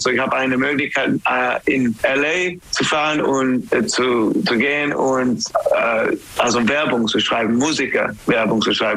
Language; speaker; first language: German; non-native, fluent; English